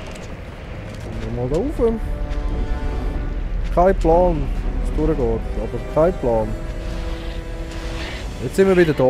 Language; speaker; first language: German; native; German